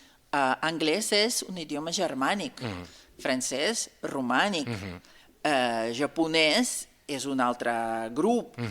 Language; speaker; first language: Catalan; non-native, fluent; Russian